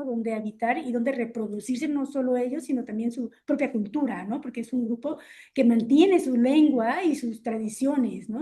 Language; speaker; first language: Spanish; native; Spanish